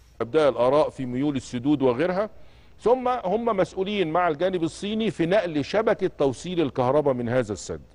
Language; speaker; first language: Arabic; native; Arabic